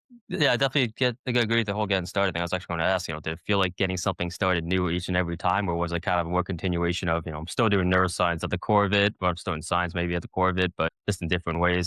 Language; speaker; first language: English; native; English